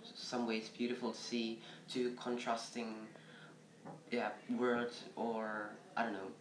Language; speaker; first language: English; early bilingual, other home language; Indonesian